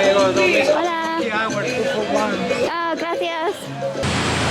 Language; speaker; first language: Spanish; non-native, learner; English